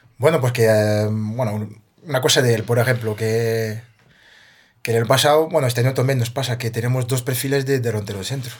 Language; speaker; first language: Spanish; non-native, fluent; French